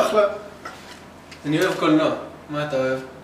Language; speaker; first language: Hebrew; native; Hebrew